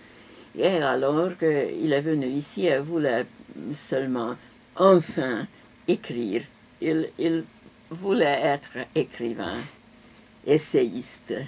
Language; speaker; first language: French; non-native, fluent; Hungarian